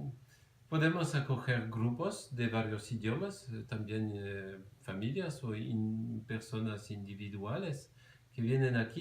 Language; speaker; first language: Spanish; non-native, fluent; French